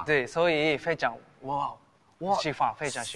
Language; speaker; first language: Chinese; non-native, learner; Japanese